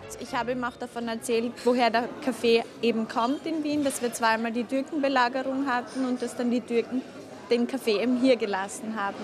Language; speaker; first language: German; native; German